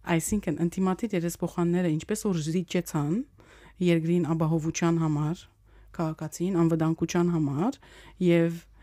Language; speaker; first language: Armenian; early bilingual, heritage; Armenian